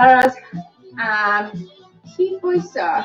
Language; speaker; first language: Welsh; non-native, local second language; English